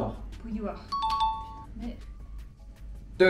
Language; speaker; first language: French; non-native, learner; Finnish